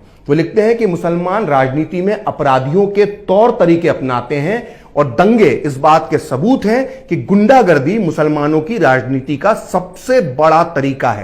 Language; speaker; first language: Hindi; native; Hindi